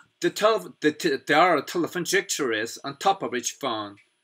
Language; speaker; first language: English; non-native, fluent; Korean